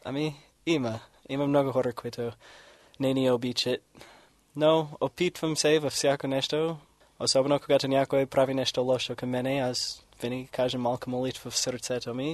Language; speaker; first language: Bulgarian; non-native, fluent; English